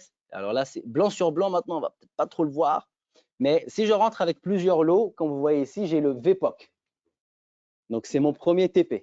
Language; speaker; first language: French; native; French